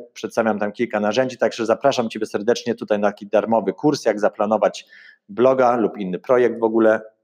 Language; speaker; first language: Polish; early bilingual, heritage; Polish